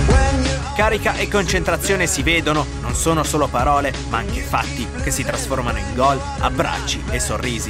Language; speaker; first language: Italian; native; Italian